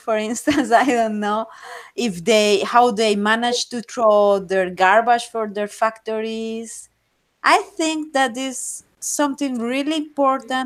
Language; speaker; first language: English; non-native, fluent; Spanish